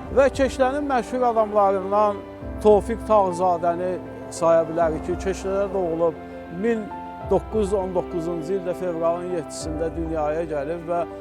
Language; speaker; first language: Azerbaijani; native; Azerbaijani